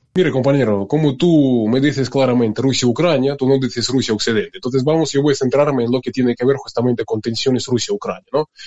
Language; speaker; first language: Spanish; non-native, fluent; Russian